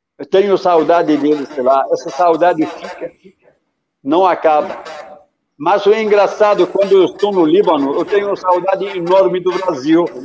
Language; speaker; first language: Portuguese; non-native, fluent; Arabic